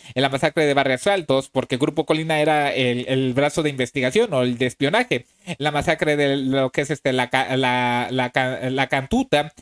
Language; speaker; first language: Spanish; native; Spanish